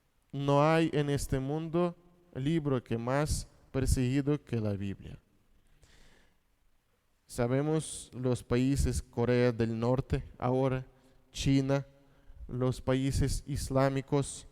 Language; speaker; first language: Spanish; non-native, fluent; Russian